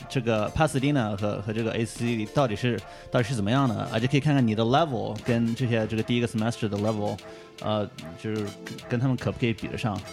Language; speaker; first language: Chinese; early bilingual, heritage; Chinese